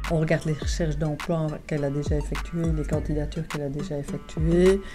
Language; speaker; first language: French; native; French